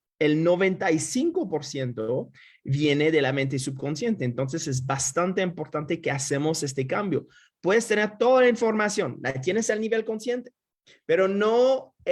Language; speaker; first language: Spanish; non-native, fluent; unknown